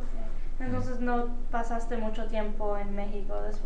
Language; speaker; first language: Spanish; early bilingual, heritage; Spanish